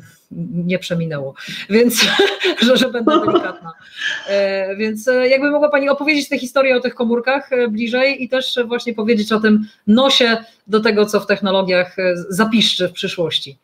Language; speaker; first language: Polish; native; Polish